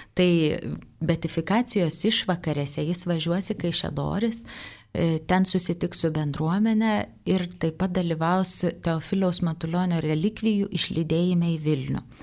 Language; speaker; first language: Lithuanian; native; Lithuanian